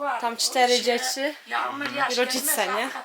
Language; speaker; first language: Polish; non-native, learner; Turkish